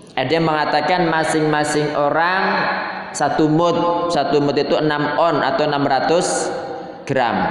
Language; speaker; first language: Indonesian; non-native, local second language; Javanese